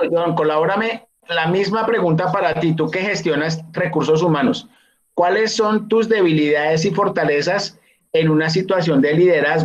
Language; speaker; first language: Spanish; native; Spanish